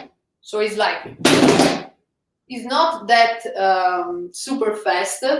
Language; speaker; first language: English; non-native, fluent; Italian